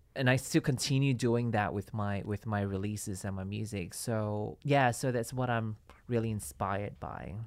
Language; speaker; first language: English; non-native, local second language; Cantonese